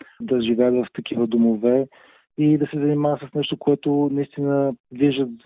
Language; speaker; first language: Bulgarian; native; Bulgarian